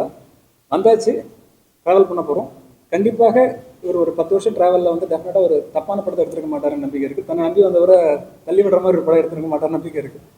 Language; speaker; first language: Tamil; native; Tamil